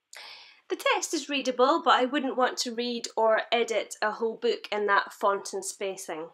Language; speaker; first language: English; native; English